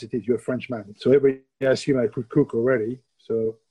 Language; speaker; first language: English; non-native, fluent; French